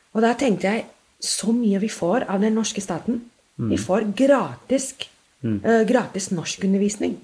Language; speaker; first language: Norwegian; non-native, fluent; English